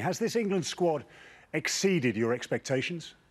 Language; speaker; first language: English; native; English